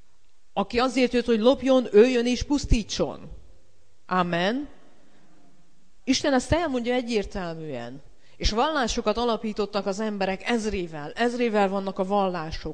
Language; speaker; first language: Hungarian; native; Hungarian